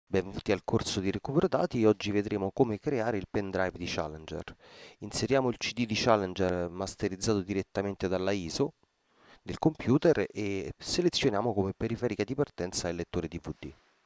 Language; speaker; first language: Italian; native; Italian